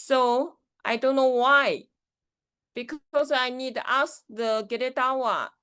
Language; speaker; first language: English; non-native, learner; Chinese